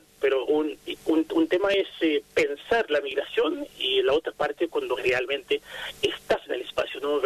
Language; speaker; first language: Spanish; non-native, fluent; Haitian Creole